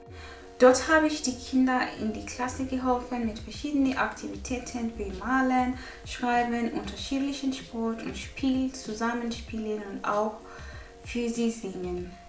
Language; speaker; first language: German; non-native, learner; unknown